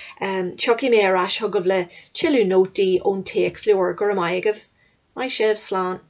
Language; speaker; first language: Irish; native; Irish